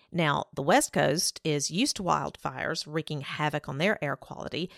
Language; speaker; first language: English; native; English